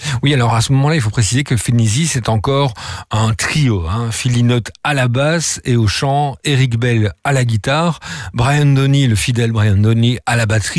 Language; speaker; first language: French; native; French